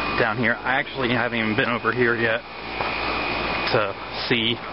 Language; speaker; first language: English; native; English